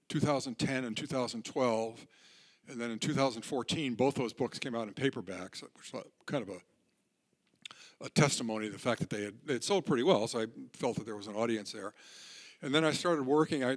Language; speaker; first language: English; native; English